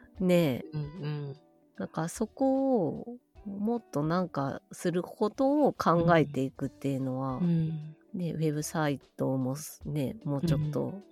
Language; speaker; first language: Japanese; native; Japanese